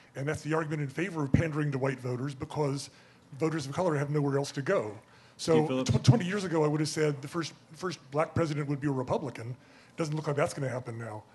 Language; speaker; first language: English; native; English